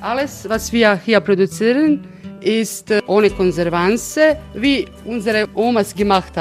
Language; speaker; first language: German; non-native, learner; Croatian